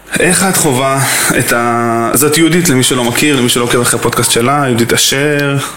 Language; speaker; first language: Hebrew; native; Hebrew